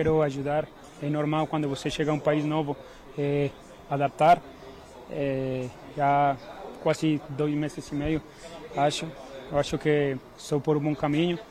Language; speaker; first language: Portuguese; non-native, learner; Spanish